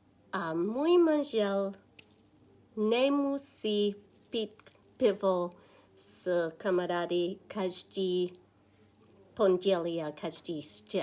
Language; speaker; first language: Czech; non-native, learner; English